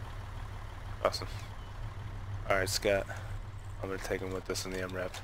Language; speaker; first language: English; native; English